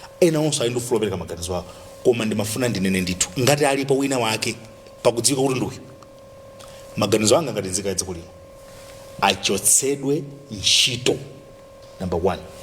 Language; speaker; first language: Nyanja; native; Nyanja